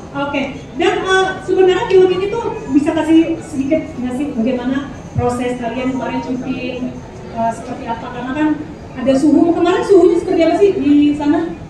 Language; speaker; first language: Indonesian; native; Indonesian